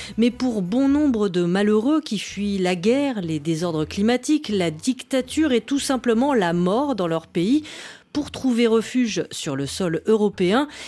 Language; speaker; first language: French; native; French